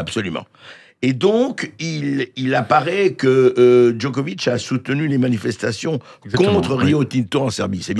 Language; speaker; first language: French; native; French